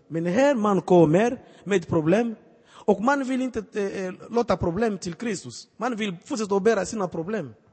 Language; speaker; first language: Swedish; non-native, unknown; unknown